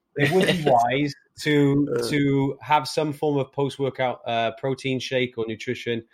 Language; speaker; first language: English; native; English